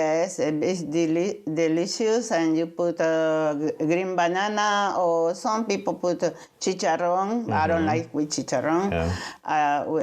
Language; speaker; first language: English; non-native, learner; Spanish